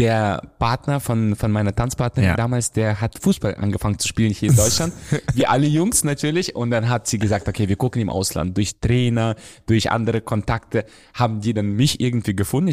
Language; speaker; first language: German; non-native, fluent; Romanian